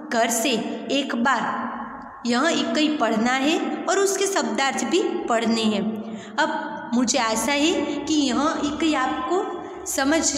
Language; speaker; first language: Hindi; non-native, local second language; Gujarati